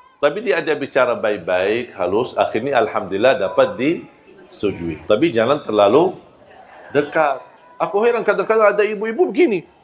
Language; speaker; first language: Malay; non-native, fluent; Arabic